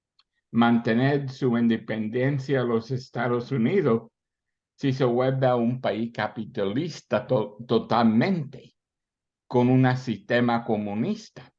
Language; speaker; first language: Spanish; early bilingual, heritage; Spanish